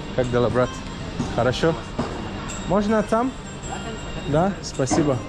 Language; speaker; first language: Russian; non-native, learner; Azerbaijani